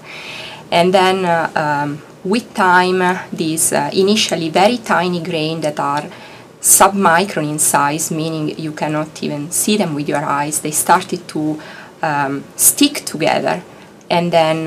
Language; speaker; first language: English; non-native, fluent; Italian